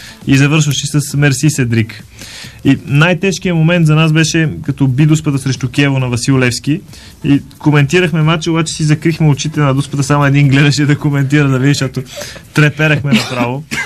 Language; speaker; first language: Bulgarian; native; Bulgarian